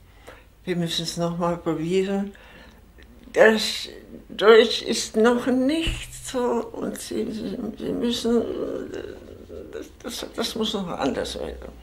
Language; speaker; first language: German; non-native, fluent; Czech